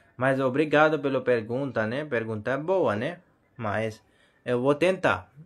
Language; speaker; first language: Portuguese; non-native, learner; Hindi